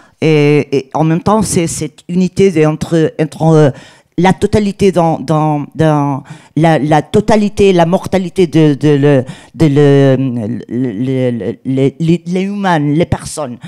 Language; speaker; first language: French; non-native, learner; Portuguese